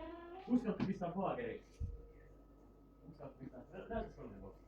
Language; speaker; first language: Finnish; native; Finnish